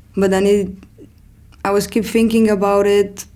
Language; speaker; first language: English; non-native, fluent; Romanian